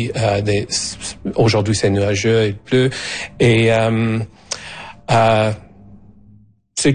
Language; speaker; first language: French; non-native, fluent; English